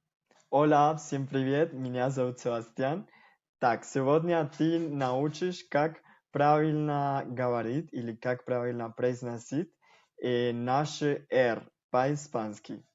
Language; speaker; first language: Russian; non-native, fluent; Spanish